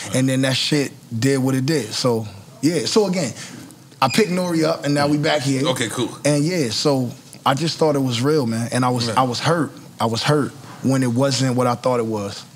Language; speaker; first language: English; native; English